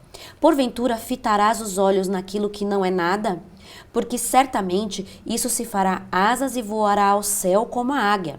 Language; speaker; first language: Portuguese; native; Portuguese